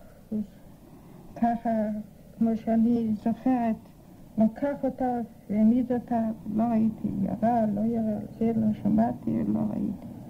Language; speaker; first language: Hebrew; non-native, fluent; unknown